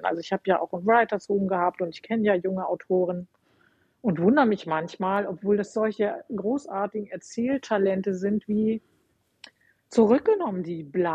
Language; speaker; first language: German; native; German